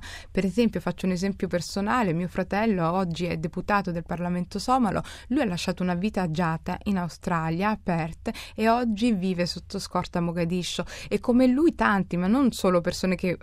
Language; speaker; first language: Italian; early bilingual, other home language; Somali